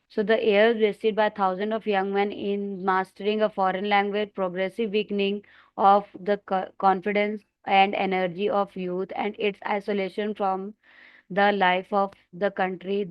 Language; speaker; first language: English; non-native, local second language; Punjabi